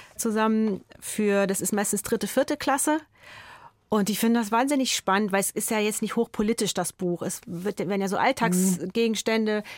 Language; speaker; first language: German; native; German